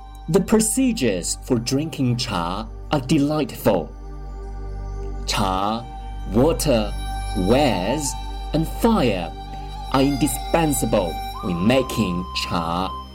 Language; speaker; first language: English; non-native, fluent; Chinese